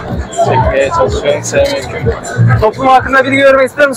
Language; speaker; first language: Turkish; non-native, fluent; Kyrgyz